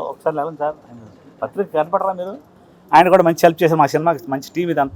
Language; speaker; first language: Telugu; native; Telugu